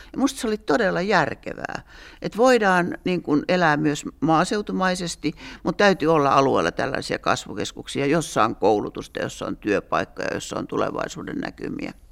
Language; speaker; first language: Finnish; native; Finnish